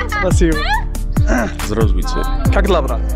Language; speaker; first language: Russian; non-native, learner; Arabic